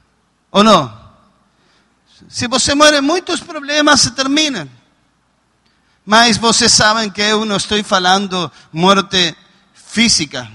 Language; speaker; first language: Portuguese; non-native, learner; Spanish